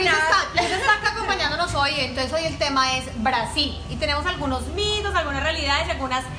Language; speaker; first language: Spanish; native; Spanish